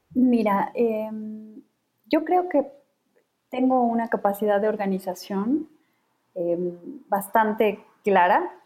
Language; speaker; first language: Spanish; native; Spanish